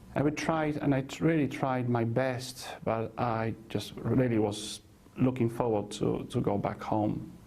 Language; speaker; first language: English; non-native, fluent; Polish